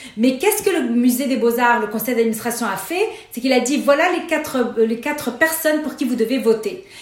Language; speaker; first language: French; non-native, local second language; Arabic